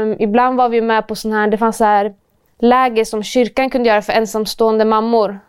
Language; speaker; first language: Swedish; native; Swedish